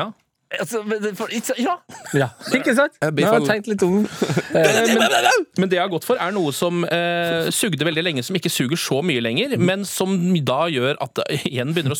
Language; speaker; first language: Norwegian; native; Norwegian